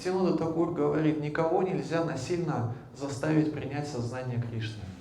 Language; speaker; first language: Russian; native; Russian